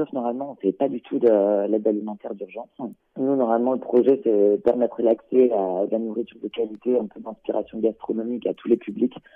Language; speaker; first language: French; native; French